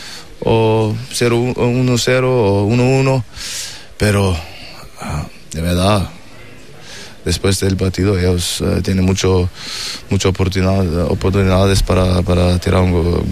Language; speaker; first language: Spanish; non-native, learner; German